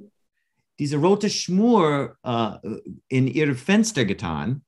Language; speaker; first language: German; non-native, learner; English